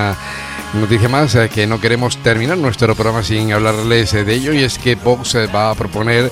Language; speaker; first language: Spanish; native; Spanish